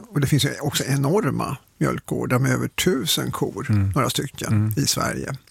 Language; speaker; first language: Swedish; native; Swedish